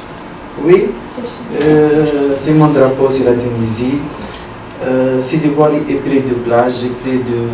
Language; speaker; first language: French; non-native, learner; Arabic